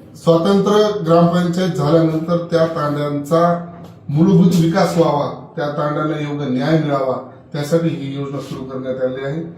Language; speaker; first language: Marathi; non-native, local second language; Lambadi